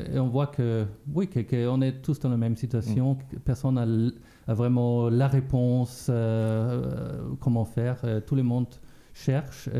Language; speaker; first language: French; non-native, local second language; Luxembourgish